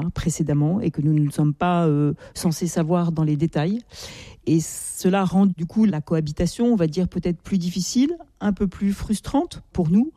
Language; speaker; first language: French; native; French